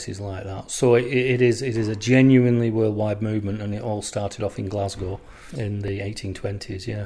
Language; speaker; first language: English; native; English